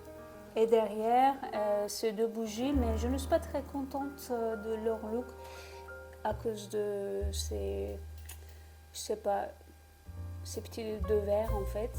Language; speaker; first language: French; non-native, fluent; Turkish